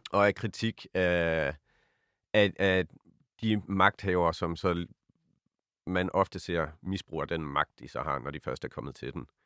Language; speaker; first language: Danish; native; Danish